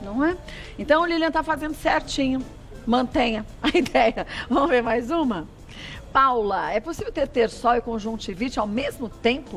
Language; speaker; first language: Portuguese; native; Portuguese